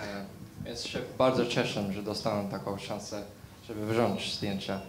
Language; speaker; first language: Polish; early bilingual, heritage; Polish